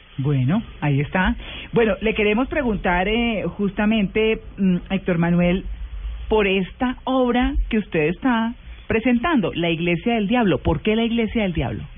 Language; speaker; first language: Spanish; native; Spanish